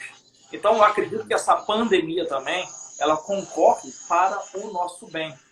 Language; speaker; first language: Portuguese; native; Portuguese